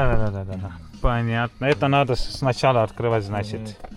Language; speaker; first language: Russian; non-native, fluent; Estonian